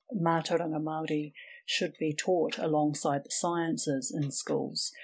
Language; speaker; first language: English; native; English